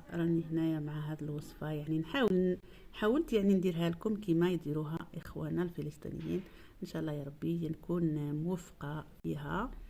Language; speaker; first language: Arabic; native; Arabic